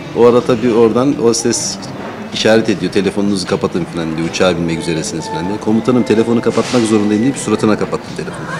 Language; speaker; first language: Turkish; early bilingual, heritage; Turkish